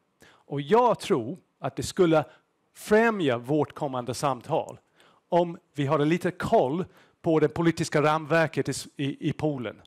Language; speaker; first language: Swedish; non-native, fluent; English